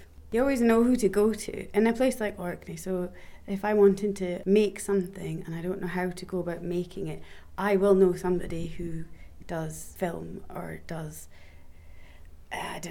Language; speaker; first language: English; native; English